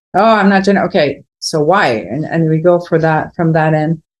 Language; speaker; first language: English; non-native, fluent; Spanish